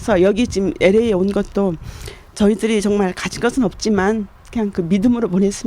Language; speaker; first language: Korean; native; Korean